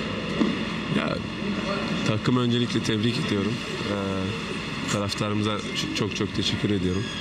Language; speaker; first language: Turkish; early bilingual, heritage; Turkish